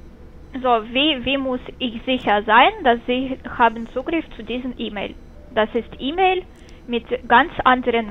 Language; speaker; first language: German; non-native, fluent; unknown